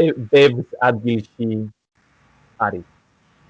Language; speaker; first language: Georgian; non-native, learner; English